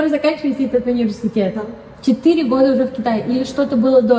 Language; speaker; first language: Russian; native; Russian